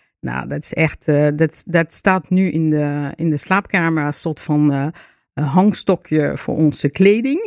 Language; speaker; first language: Dutch; non-native, fluent; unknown